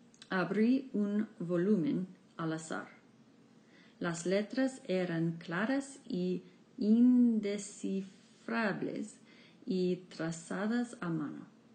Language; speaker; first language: Spanish; non-native, fluent; English